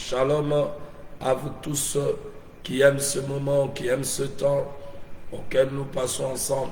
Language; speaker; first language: French; non-native, local second language; Lingala